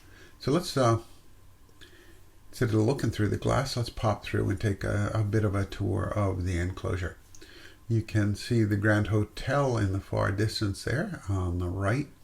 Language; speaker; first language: English; native; English